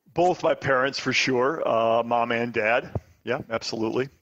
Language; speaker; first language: English; native; English